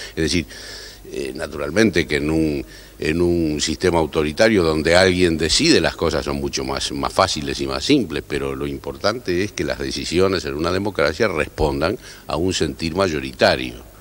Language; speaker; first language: Spanish; native; Spanish